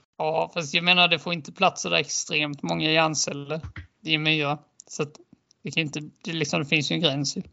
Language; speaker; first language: Swedish; native; Swedish